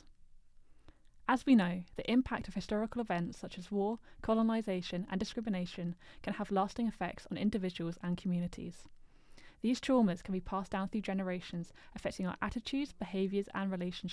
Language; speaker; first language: English; native; English